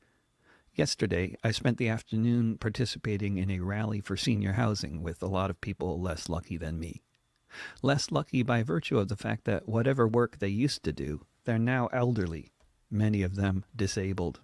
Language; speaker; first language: English; native; English